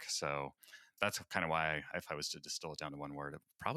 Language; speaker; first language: English; native; English